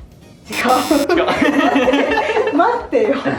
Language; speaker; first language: Japanese; non-native, fluent; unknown